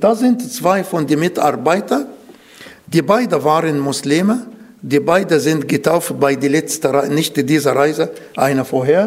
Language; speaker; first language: German; non-native, fluent; Arabic